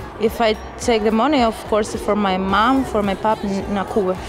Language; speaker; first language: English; non-native, learner; Spanish